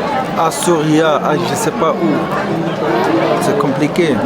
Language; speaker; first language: French; non-native, learner; Kurdish